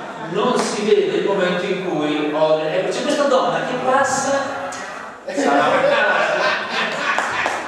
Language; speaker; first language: Italian; native; Italian